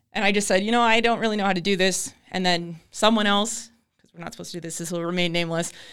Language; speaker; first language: English; native; English